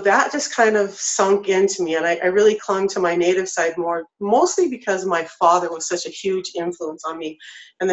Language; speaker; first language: English; native; English